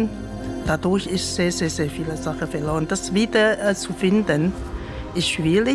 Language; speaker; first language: German; non-native, fluent; Chinese